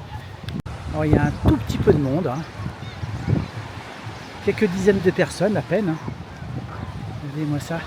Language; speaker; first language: French; native; French